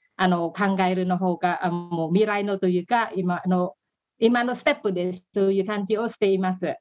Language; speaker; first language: Japanese; non-native, fluent; Khmer